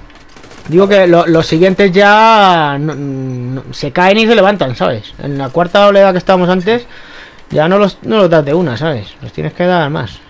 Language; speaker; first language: Spanish; native; Spanish